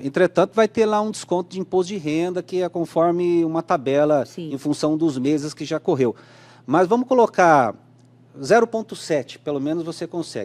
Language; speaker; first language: Portuguese; native; Portuguese